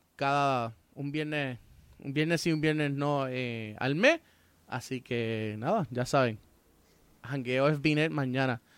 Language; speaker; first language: Spanish; native; Spanish